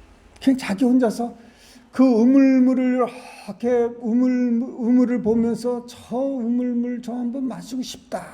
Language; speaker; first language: Korean; native; Korean